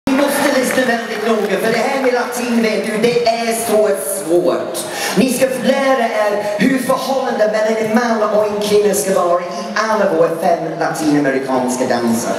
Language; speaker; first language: Swedish; non-native, fluent; English